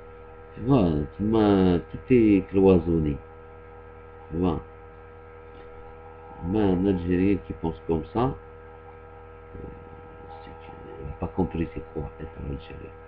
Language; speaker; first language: French; non-native, local second language; Arabic